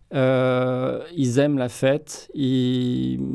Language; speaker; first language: French; native; French